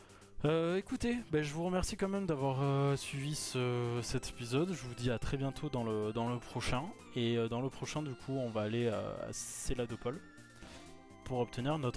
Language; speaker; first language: French; native; French